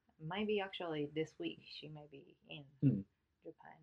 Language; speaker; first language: English; non-native, fluent; Japanese